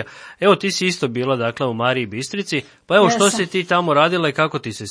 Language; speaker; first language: Serbian; native; Serbian